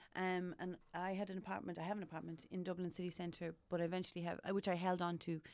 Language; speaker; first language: English; native; English